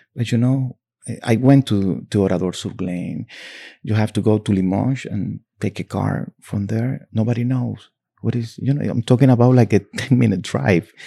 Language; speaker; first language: English; non-native, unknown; Spanish